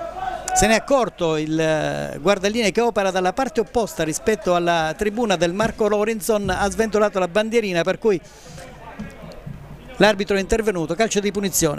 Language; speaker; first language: Italian; native; Italian